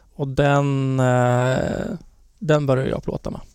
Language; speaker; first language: Swedish; native; Swedish